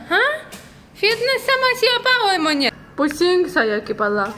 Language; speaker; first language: Indonesian; non-native, learner; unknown